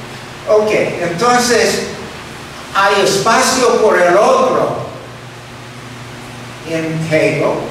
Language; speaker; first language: Spanish; non-native, fluent; English